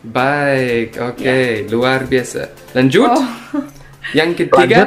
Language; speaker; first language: Indonesian; non-native, learner; English